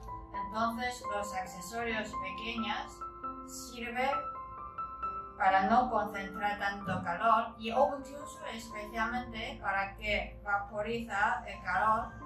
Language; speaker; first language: Spanish; non-native, learner; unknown